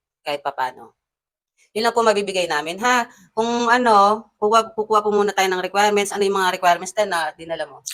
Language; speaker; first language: Filipino; native; Filipino